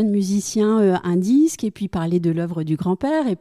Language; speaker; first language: French; native; French